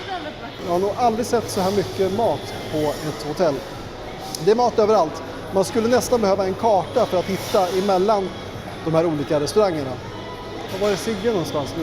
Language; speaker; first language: Swedish; native; Swedish